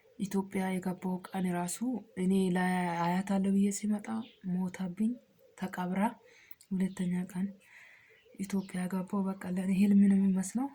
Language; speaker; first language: Amharic; non-native, local second language; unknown